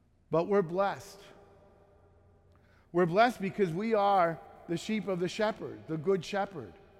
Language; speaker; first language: English; native; English